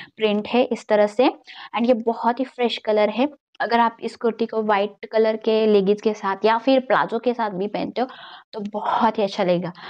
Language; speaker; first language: Hindi; non-native, local second language; Marathi